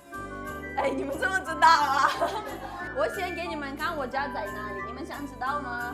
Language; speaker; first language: Chinese; non-native, fluent; Russian